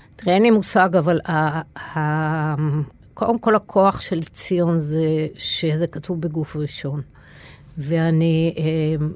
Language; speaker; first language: Hebrew; native; Hebrew